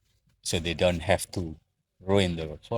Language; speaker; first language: English; non-native, learner; Indonesian